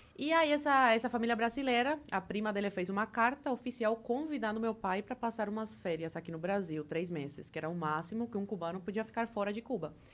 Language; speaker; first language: Portuguese; early bilingual, other home language; Spanish